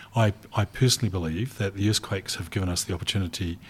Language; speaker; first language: English; native; English